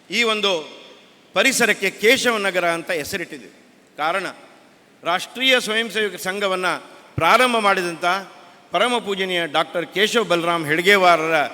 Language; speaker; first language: Kannada; native; Kannada